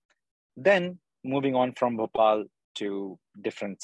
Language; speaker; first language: English; non-native, local second language; Urdu